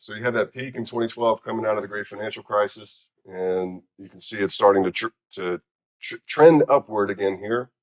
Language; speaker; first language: English; native; English